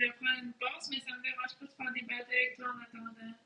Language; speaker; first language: French; native; French